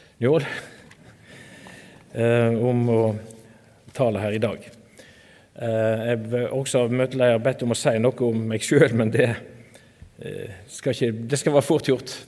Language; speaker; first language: Norwegian; native; Norwegian